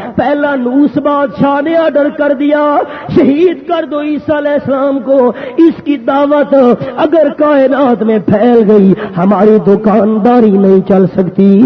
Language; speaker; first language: Urdu; non-native, local second language; Pashto